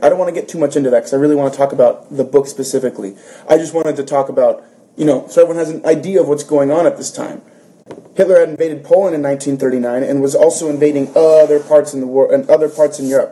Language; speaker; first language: English; early bilingual, other home language; Spanish